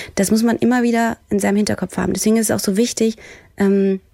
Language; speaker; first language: German; early bilingual, other home language; Persian